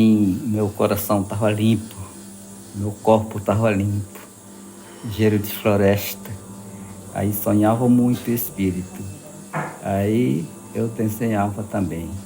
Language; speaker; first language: Portuguese; non-native, local second language; Yanomámi